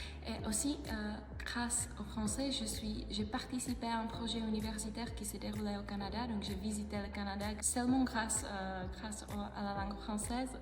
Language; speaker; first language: French; non-native, fluent; Czech